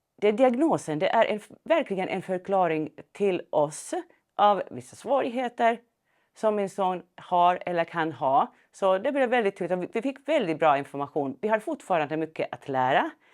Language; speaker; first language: Swedish; non-native, fluent; Finnish